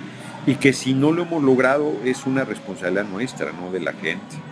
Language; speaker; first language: Spanish; native; Spanish